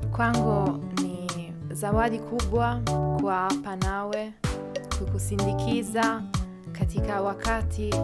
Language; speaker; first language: Swahili; non-native, fluent; Italian